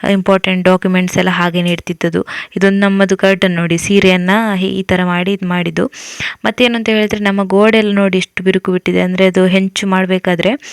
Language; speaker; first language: Kannada; non-native, local second language; Tulu